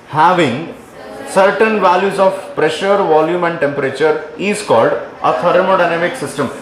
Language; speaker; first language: English; non-native, local second language; Kannada